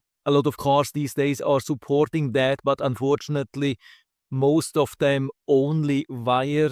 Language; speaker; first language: English; non-native, fluent; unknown